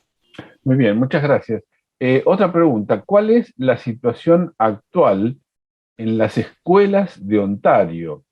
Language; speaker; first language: Spanish; native; Spanish